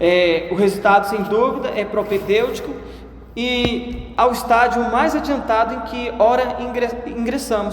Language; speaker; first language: Portuguese; native; Portuguese